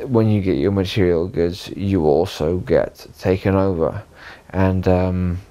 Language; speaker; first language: English; native; English